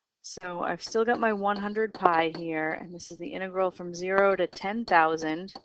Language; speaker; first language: English; native; English